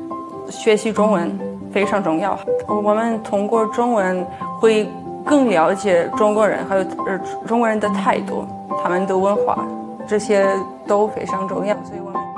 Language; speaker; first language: Chinese; non-native, fluent; Serbian